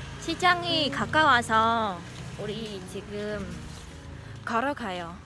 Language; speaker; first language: Korean; non-native, local second language; Vietnamese